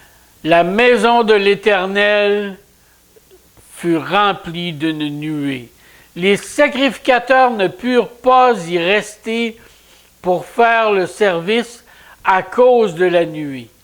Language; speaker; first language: French; native; French